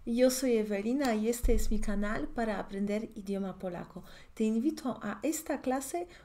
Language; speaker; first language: Spanish; non-native, fluent; Polish